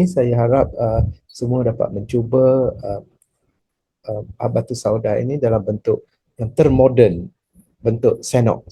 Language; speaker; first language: Malay; native; Malay